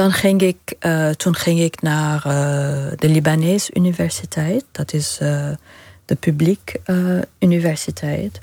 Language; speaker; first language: Dutch; non-native, fluent; Arabic